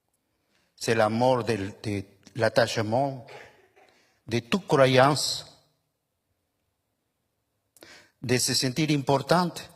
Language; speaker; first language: French; non-native, fluent; Spanish